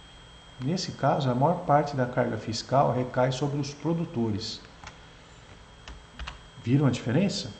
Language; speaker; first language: Portuguese; native; Portuguese